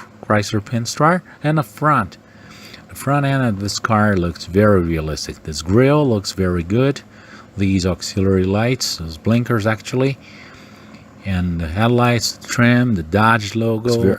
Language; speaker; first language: English; non-native, fluent; Portuguese